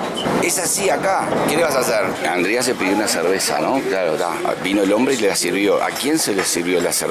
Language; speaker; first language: Spanish; native; Spanish